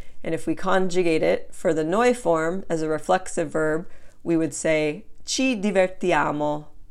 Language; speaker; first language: English; native; English